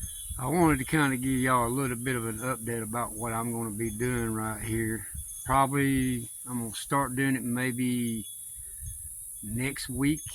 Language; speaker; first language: English; native; English